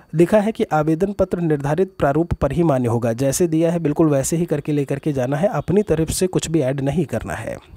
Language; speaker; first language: Hindi; native; Hindi